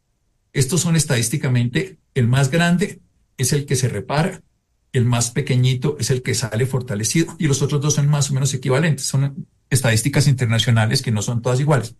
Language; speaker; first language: Spanish; native; Spanish